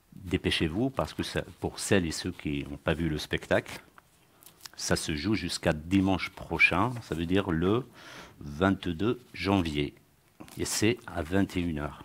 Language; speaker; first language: French; native; French